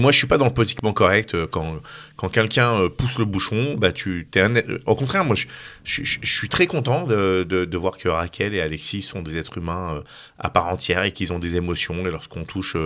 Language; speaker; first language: French; native; French